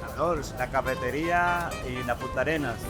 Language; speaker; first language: Spanish; native; Spanish